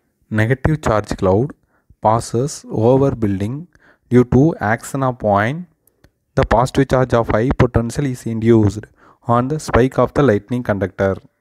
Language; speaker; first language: English; non-native, local second language; Tamil